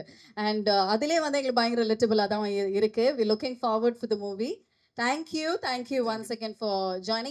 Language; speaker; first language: Tamil; native; Tamil